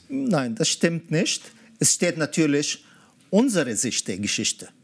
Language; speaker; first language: German; early bilingual, other home language; Arabic